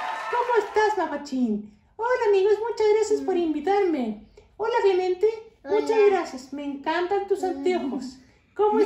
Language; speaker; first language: Spanish; native; Spanish